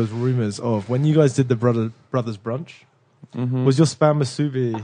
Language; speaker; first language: English; native; English